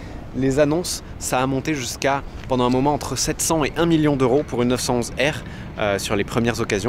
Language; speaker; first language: French; native; French